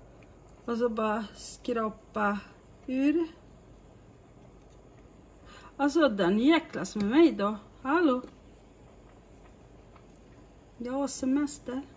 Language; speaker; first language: Swedish; non-native, fluent; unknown